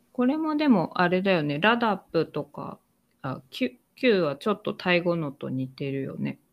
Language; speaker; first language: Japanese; native; Japanese